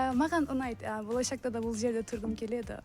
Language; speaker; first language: Kazakh; non-native, learner; Turkish